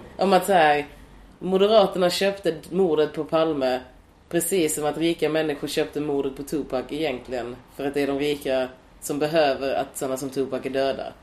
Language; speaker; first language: Swedish; native; Swedish